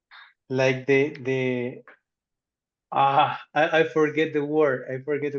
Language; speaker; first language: English; non-native, learner; Spanish